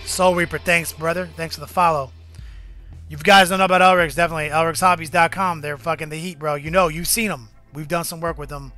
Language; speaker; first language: English; native; English